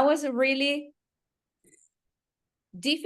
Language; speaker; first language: English; non-native, fluent; Spanish